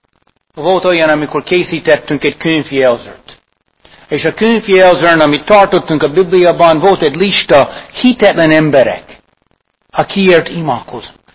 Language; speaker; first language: Hungarian; non-native, fluent; English